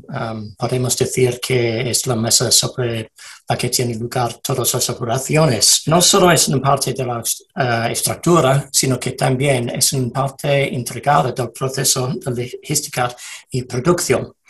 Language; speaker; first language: Spanish; non-native, learner; English